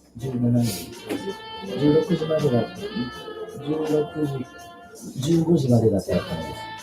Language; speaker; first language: Japanese; native; Japanese